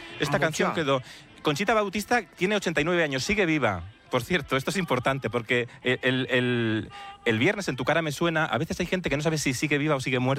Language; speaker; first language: Spanish; native; Spanish